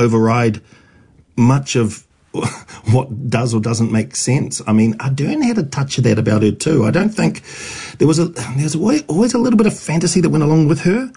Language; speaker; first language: English; native; English